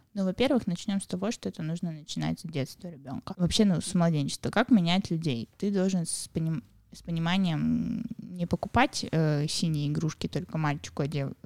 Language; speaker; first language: Russian; native; Russian